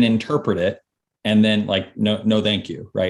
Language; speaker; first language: English; native; English